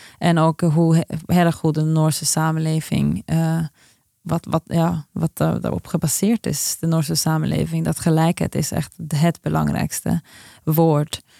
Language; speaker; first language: Dutch; non-native, fluent; Norwegian